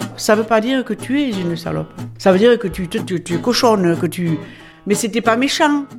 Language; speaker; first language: French; native; French